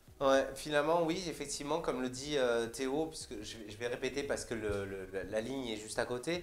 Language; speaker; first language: French; native; French